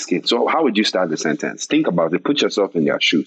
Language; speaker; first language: English; non-native, local second language; Akan